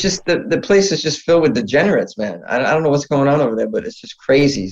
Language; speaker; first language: English; native; English